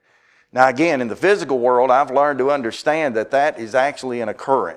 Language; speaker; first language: English; native; English